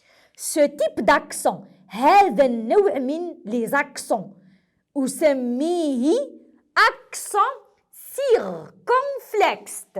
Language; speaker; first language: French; non-native, local second language; Arabic